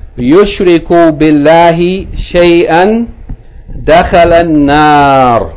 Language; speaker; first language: Arabic; non-native, fluent; English